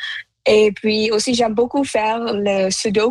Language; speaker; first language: French; non-native, local second language; Punjabi